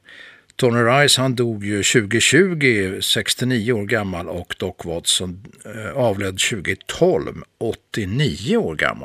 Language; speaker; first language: Swedish; native; Swedish